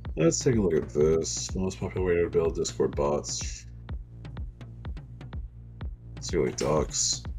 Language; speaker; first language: English; native; English